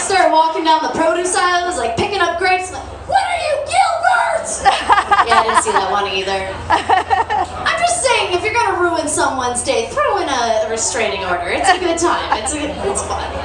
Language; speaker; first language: English; native; English